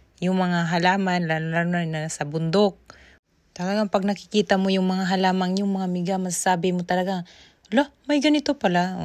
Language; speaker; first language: Filipino; native; Filipino